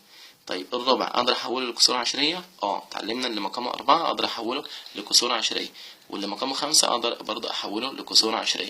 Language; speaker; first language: Arabic; native; Arabic